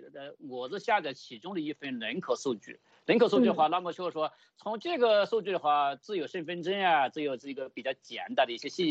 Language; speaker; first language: Chinese; native; Chinese